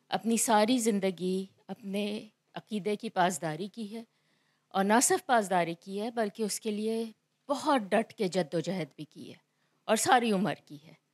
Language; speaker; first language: Urdu; native; Urdu